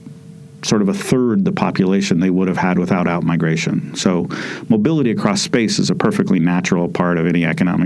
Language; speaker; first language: English; native; English